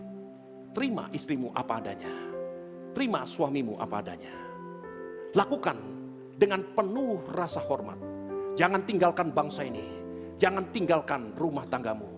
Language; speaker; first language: Indonesian; native; Indonesian